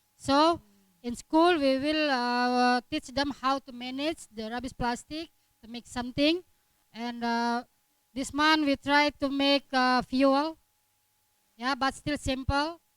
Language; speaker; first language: English; non-native, learner; Indonesian